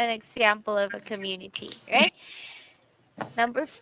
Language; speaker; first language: English; non-native, fluent; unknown